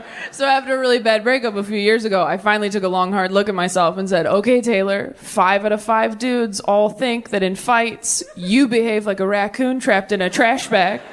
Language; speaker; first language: English; native; English